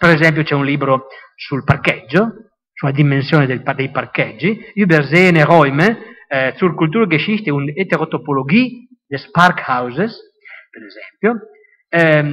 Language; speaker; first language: Italian; native; Italian